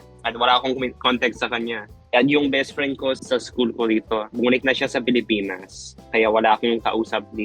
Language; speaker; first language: Filipino; non-native, fluent; Spanish